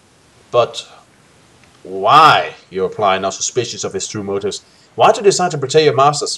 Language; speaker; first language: English; native; English